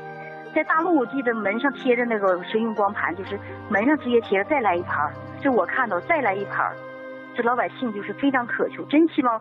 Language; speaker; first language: Chinese; native; Chinese